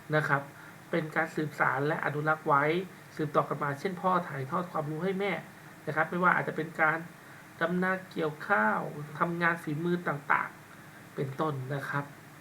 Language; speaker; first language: Thai; native; Thai